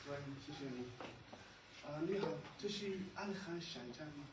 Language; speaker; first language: Chinese; non-native, learner; Somali